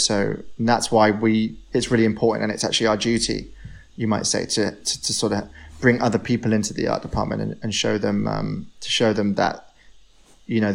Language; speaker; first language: English; native; English